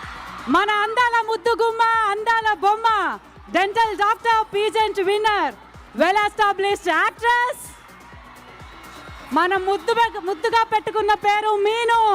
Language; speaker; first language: Telugu; native; Telugu